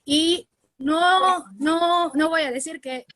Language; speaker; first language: Spanish; non-native, learner; Indonesian